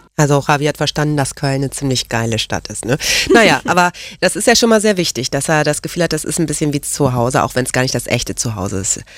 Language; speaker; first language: German; native; German